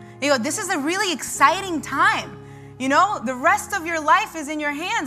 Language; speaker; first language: English; early bilingual, other home language; Spanish